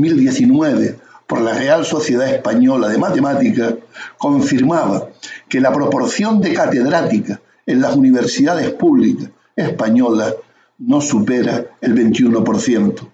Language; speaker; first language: Spanish; native; Spanish